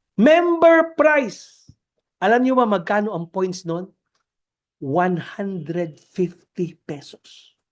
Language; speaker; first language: Filipino; non-native, local second language; Cebuano